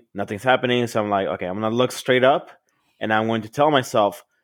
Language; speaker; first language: English; early bilingual, other home language; Spanish